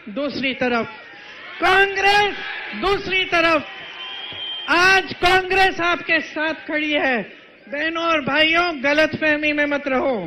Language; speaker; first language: Hindi; native; Hindi